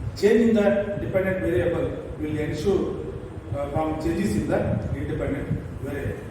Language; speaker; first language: English; non-native, local second language; Kannada